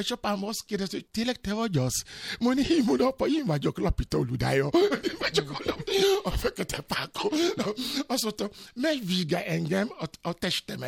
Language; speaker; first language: Hungarian; non-native, learner; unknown